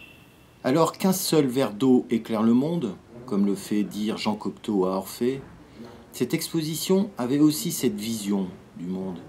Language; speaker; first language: French; native; French